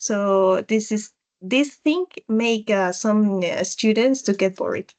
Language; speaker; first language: English; non-native, learner; Spanish